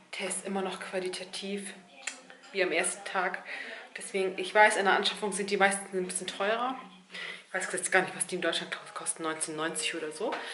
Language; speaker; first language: German; early bilingual, other home language; Turkish